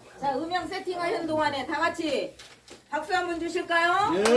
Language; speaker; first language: Korean; native; Korean